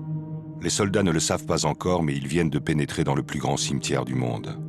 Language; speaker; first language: French; native; French